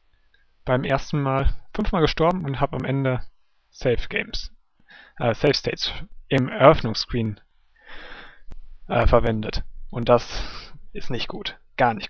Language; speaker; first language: German; native; German